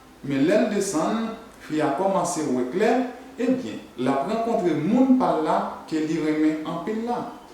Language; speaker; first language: French; non-native, learner; Haitian Creole